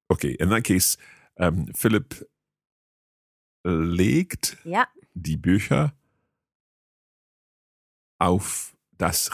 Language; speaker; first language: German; non-native, learner; English